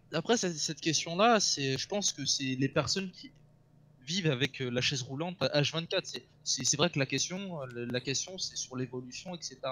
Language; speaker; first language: French; native; French